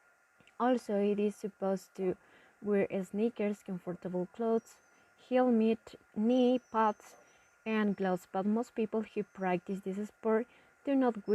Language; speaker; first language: English; non-native, learner; Spanish